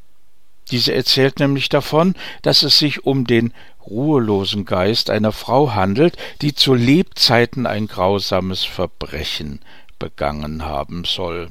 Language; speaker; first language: German; native; German